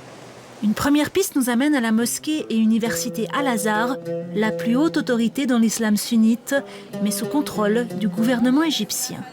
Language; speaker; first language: French; native; French